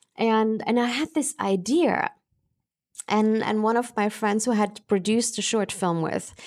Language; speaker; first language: English; non-native, fluent; German